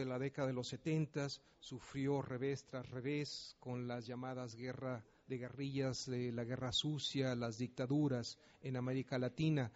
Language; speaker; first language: Spanish; native; Spanish